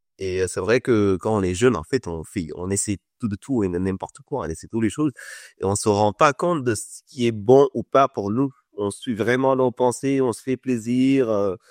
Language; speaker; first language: French; non-native, local second language; Wolof